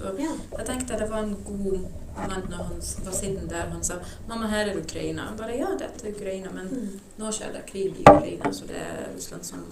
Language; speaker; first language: Norwegian; non-native, fluent; Ukrainian